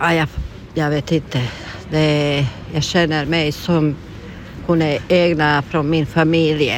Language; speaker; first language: Swedish; non-native, learner; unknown